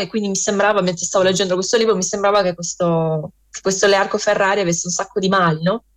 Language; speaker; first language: Italian; early bilingual, other home language; Romanian